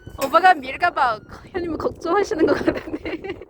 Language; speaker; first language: Korean; non-native, fluent; Chinese